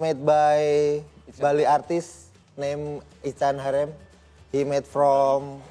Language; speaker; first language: English; non-native, learner; Indonesian